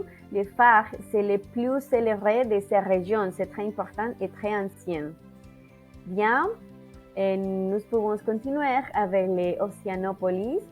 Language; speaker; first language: French; non-native, learner; Spanish